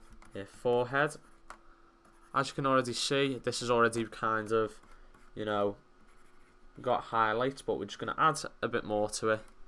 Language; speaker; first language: English; native; English